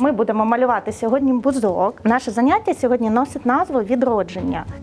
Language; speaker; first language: Ukrainian; native; Ukrainian